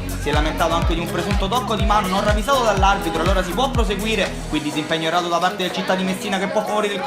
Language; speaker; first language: Italian; native; Italian